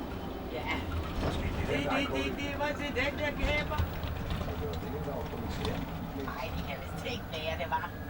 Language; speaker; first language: Danish; native; Danish